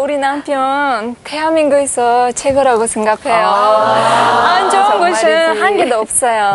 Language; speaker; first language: Korean; non-native, learner; Uzbek